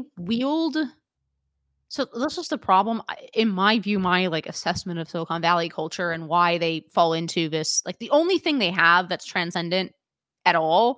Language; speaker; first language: English; native; English